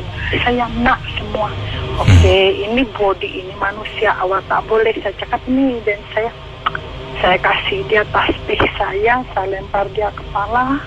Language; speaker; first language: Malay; non-native, learner; Indonesian